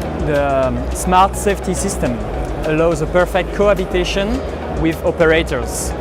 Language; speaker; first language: English; non-native, fluent; French